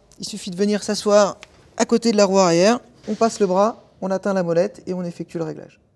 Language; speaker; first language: French; native; French